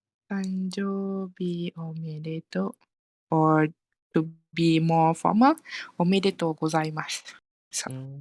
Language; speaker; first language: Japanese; non-native, fluent; Malay